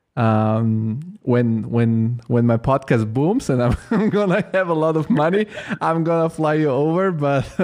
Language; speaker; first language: English; non-native, fluent; Italian